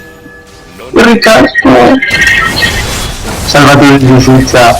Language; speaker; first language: Basque; non-native, local second language; Spanish